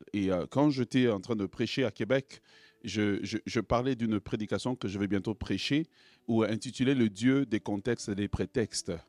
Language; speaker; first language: French; non-native, local second language; Lingala